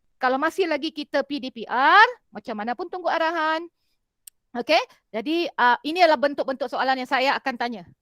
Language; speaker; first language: Malay; native; Malay